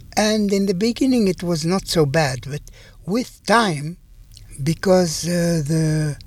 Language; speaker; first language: English; non-native, fluent; Arabic